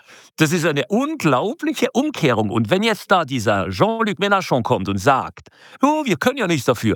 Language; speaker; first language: German; native; German